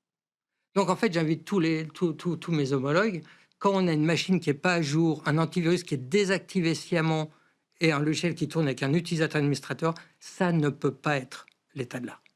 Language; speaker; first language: French; native; French